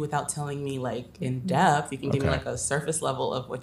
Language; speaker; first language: English; native; English